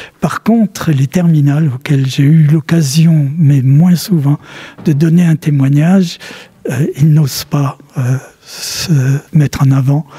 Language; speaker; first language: French; early bilingual, other home language; Polish